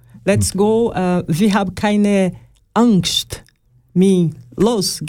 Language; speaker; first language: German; non-native, learner; Portuguese